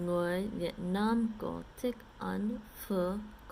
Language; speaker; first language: Vietnamese; non-native, learner; English